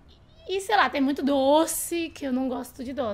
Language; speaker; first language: Portuguese; non-native, fluent; Chinese